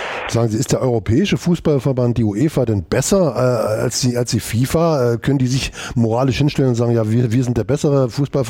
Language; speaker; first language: German; native; German